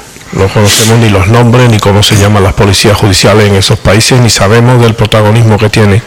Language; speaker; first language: Spanish; native; Spanish